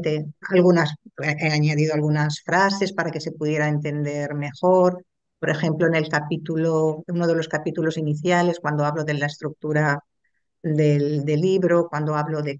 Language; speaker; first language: Spanish; native; Spanish